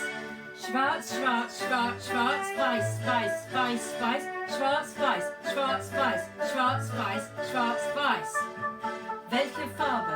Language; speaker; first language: German; non-native, fluent; English